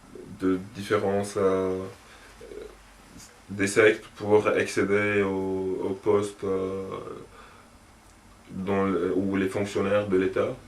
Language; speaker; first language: French; non-native, local second language; Arabic